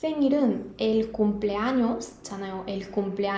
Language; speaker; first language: Spanish; non-native, fluent; Korean